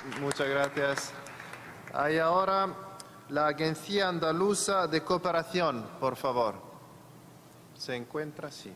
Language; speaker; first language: Spanish; non-native, fluent; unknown